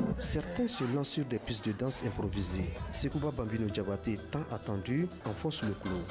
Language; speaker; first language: French; non-native, local second language; Bambara